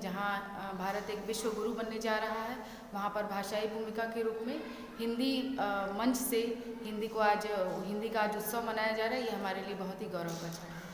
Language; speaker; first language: Hindi; native; Hindi